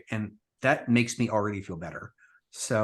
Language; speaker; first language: English; native; English